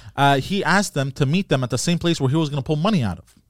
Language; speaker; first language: English; native; English